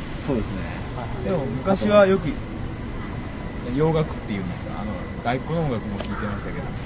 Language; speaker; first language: Japanese; native; Japanese